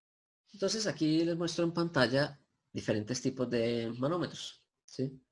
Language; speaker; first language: Spanish; native; Spanish